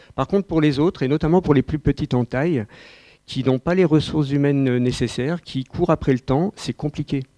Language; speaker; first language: French; native; French